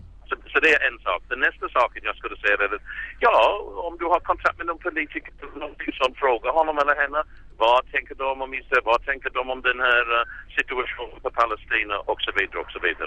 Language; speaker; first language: Swedish; non-native, fluent; English